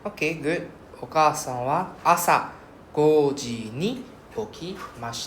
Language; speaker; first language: Japanese; non-native, fluent; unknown